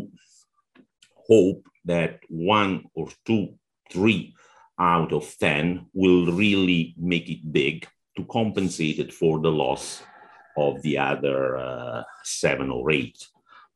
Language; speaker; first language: English; non-native, fluent; Italian